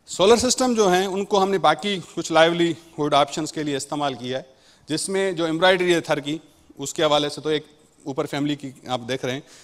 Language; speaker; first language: Urdu; non-native, local second language; Sindhi